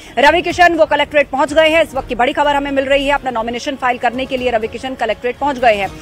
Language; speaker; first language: Hindi; native; Hindi